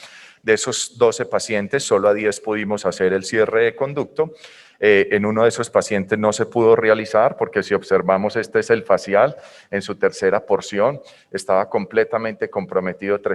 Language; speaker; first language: Spanish; native; Spanish